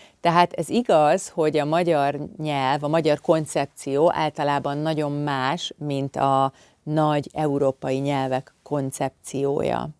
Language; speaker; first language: Hungarian; native; Hungarian